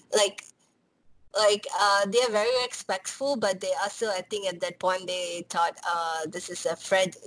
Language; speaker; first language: English; non-native, local second language; Tamil